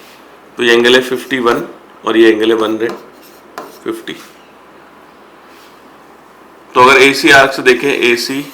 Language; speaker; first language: Hindi; native; Hindi